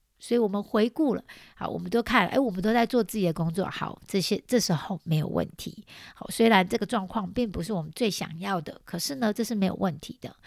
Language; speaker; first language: Chinese; native; Chinese